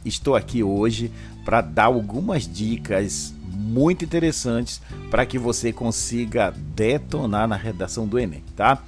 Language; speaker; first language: Portuguese; native; Portuguese